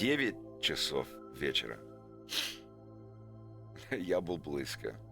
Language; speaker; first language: Russian; non-native, learner; English